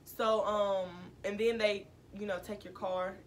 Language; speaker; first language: English; native; English